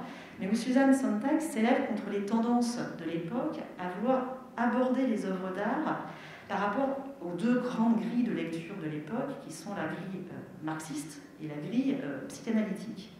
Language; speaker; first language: French; native; French